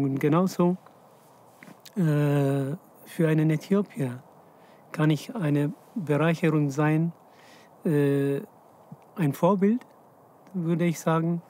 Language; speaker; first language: German; non-native, fluent; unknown